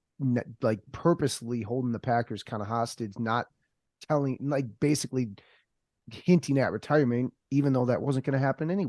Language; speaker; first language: English; native; English